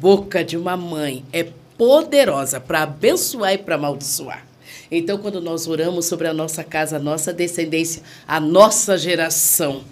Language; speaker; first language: Portuguese; native; Portuguese